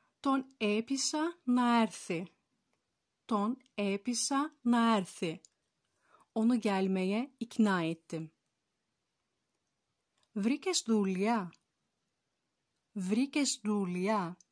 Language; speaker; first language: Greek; non-native, fluent; Turkish